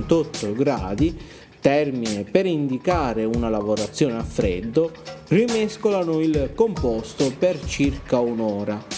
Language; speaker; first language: Italian; native; Italian